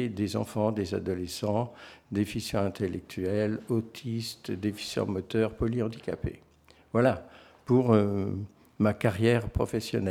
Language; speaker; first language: French; native; French